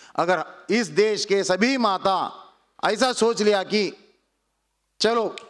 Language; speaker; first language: Hindi; non-native, local second language; Telugu